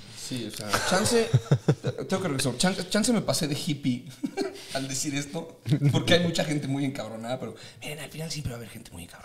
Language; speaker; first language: Spanish; native; Spanish